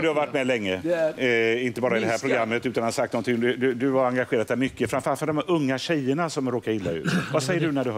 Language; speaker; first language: Swedish; native; Swedish